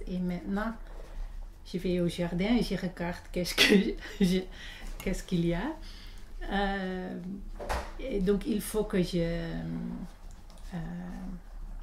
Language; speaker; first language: French; non-native, fluent; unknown